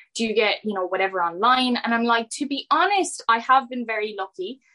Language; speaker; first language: English; native; English